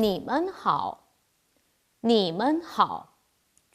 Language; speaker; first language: Korean; native; Korean